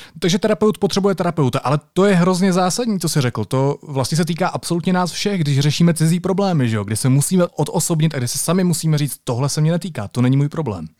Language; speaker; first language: Czech; native; Czech